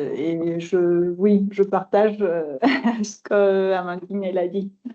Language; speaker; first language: French; non-native, fluent; Georgian